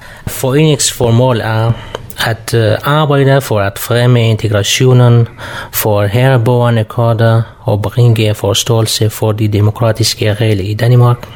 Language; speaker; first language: Danish; non-native, learner; Kurdish